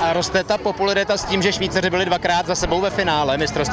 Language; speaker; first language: Czech; native; Czech